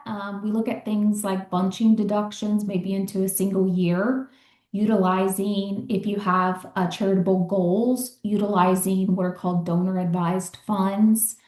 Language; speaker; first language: English; native; English